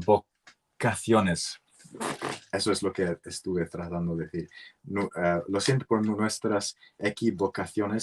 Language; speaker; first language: Spanish; non-native, learner; English